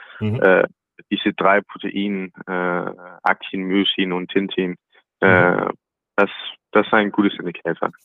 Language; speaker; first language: German; non-native, learner; Danish